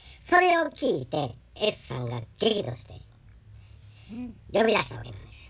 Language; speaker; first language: Japanese; native; Japanese